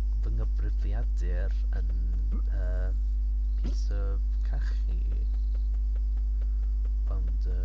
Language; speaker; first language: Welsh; non-native, learner; English